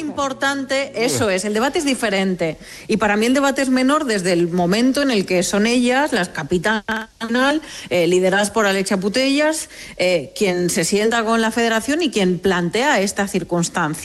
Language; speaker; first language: Spanish; native; Spanish